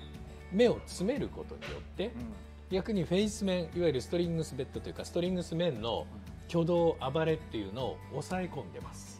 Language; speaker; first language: Japanese; native; Japanese